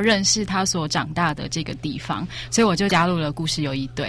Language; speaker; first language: Chinese; native; Chinese